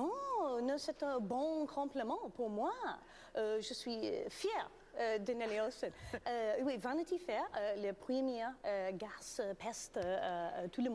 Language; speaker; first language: French; non-native, learner; English